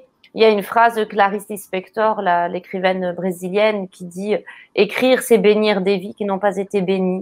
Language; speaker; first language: French; native; French